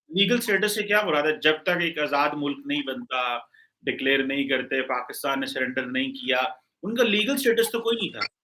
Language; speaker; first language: Urdu; non-native, local second language; Punjabi